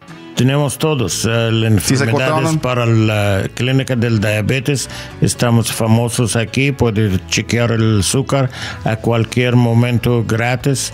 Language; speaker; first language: Spanish; non-native, learner; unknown